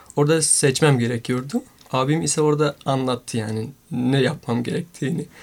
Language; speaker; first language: Turkish; non-native, fluent; Persian